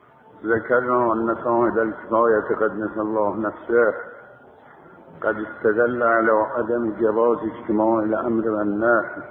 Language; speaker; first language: Arabic; non-native, fluent; Azerbaijani